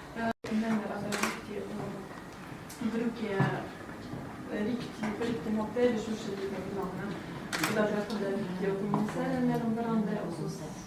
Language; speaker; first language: Norwegian; non-native, fluent; Ukrainian